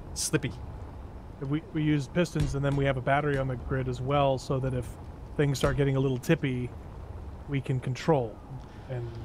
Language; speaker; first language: English; native; English